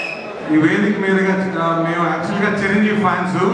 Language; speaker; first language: Telugu; native; Telugu